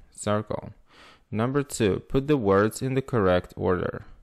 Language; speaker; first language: English; non-native, fluent; Russian